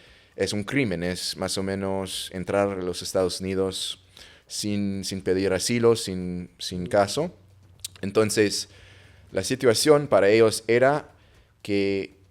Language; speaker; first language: Spanish; non-native, fluent; English